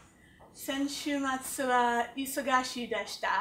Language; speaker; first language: Japanese; non-native, learner; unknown